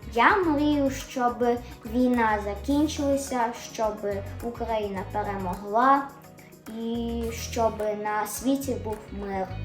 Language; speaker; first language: Ukrainian; early bilingual, heritage; German